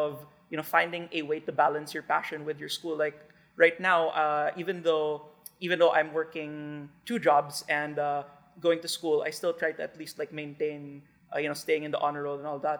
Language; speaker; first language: English; non-native, local second language; Hiligaynon